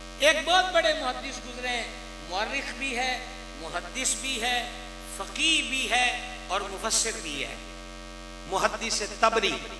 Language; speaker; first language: Urdu; non-native, local second language; Punjabi